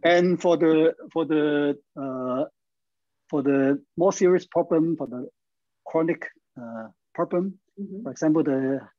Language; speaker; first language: English; non-native, learner; Chinese